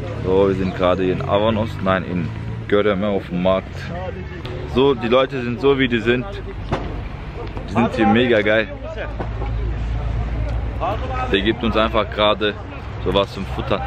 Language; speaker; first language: German; early bilingual, other home language; Turkish